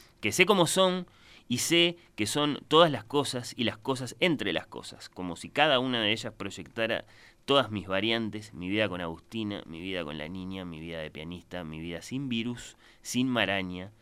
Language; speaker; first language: Spanish; native; Spanish